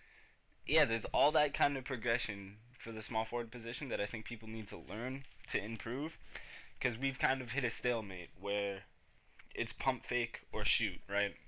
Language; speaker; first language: English; native; English